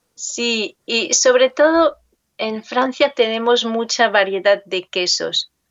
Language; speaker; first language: Spanish; non-native, fluent; French